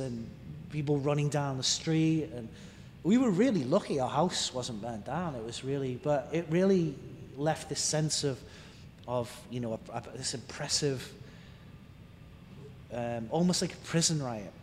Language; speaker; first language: English; native; English